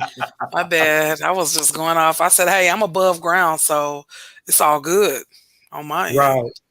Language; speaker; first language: English; native; English